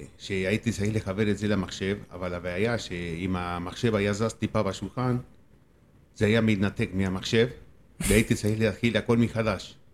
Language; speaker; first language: Hebrew; non-native, fluent; Spanish